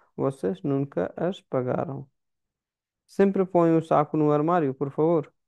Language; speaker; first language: Portuguese; non-native, fluent; Hindi